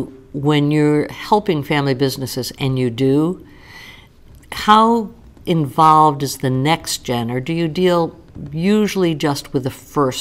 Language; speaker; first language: English; native; English